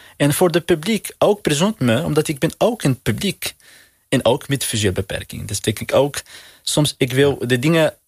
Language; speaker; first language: Dutch; non-native, learner; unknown